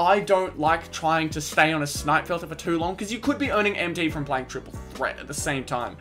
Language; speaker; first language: English; native; English